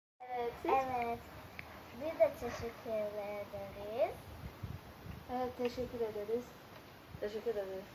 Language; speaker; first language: Turkish; early bilingual, heritage; Turkish